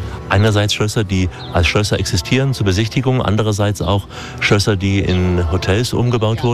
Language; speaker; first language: German; native; German